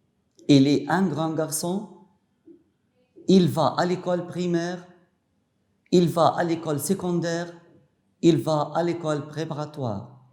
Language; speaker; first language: French; non-native, fluent; Arabic